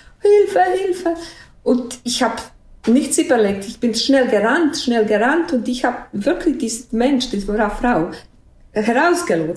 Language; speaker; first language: German; non-native, fluent; Bosnian